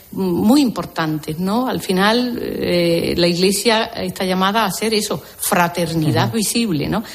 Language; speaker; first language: Spanish; native; Spanish